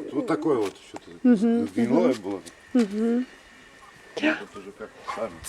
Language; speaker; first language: Russian; native; Russian